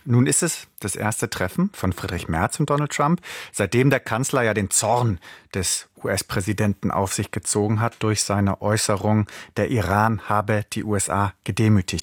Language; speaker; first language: German; native; German